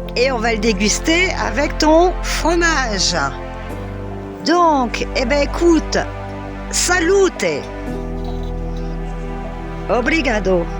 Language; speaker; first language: French; native; French